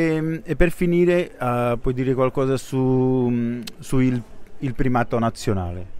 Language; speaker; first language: Italian; non-native, fluent; Portuguese